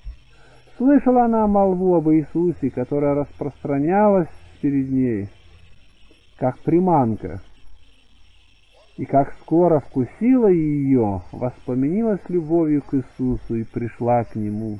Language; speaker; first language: Russian; native; Russian